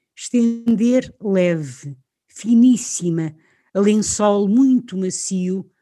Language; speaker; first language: Portuguese; native; Portuguese